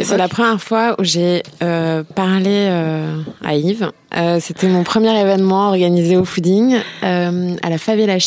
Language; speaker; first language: French; native; French